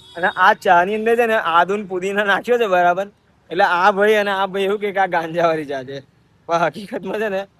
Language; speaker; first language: Gujarati; native; Gujarati